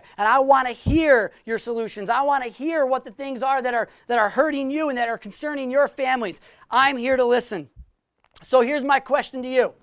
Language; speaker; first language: English; native; English